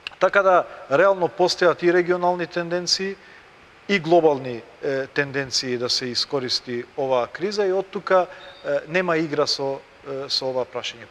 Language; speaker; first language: Macedonian; non-native, local second language; Albanian